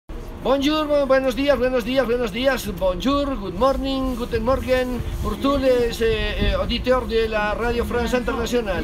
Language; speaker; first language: French; non-native, fluent; Spanish